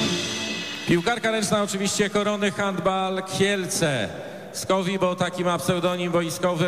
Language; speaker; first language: Polish; native; Polish